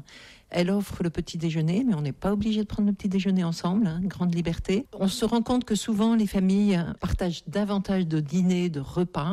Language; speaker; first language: French; native; French